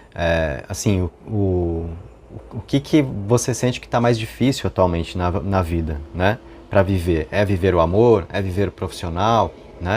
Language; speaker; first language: Portuguese; native; Portuguese